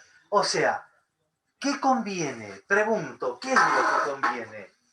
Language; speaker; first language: Spanish; native; Spanish